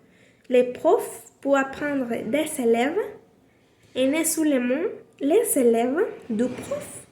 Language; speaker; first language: French; non-native, learner; Spanish